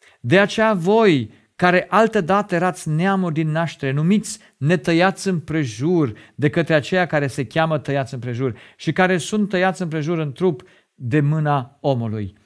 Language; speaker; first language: Romanian; non-native, fluent; German